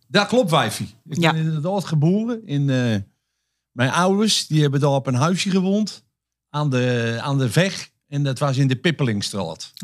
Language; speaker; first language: Dutch; native; Dutch